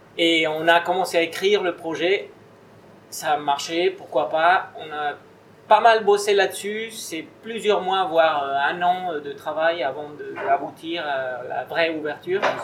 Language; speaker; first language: French; non-native, fluent; Spanish